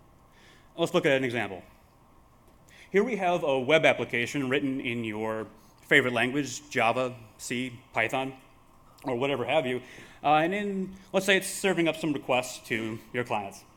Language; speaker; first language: English; native; English